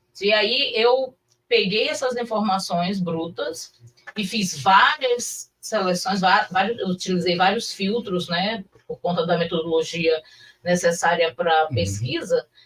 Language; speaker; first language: Portuguese; native; Portuguese